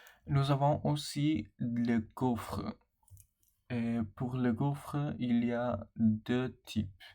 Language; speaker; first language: French; non-native, learner; English